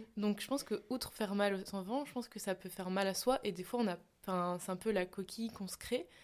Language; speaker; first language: French; native; French